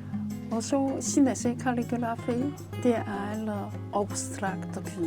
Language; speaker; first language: Norwegian; non-native, learner; Chinese